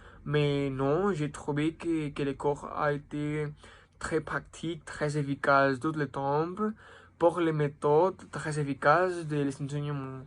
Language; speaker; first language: French; non-native, learner; Spanish